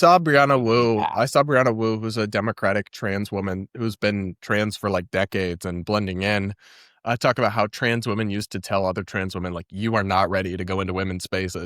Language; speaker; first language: English; native; English